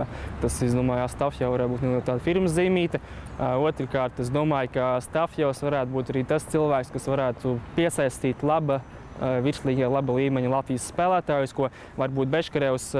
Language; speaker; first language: Latvian; native; Latvian